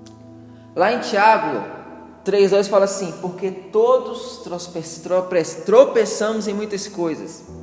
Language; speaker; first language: Portuguese; native; Portuguese